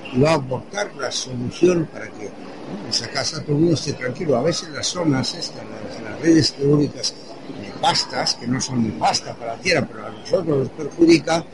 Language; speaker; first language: Spanish; non-native, fluent; French